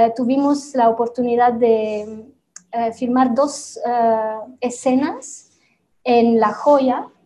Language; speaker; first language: Spanish; non-native, fluent; Romanian